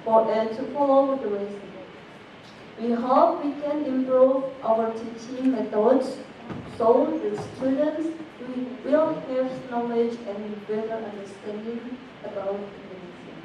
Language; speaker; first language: English; non-native, learner; Indonesian